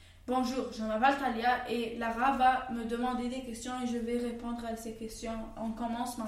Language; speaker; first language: French; non-native, local second language; Arabic